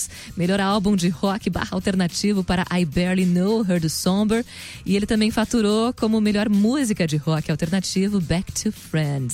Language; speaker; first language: Portuguese; native; Portuguese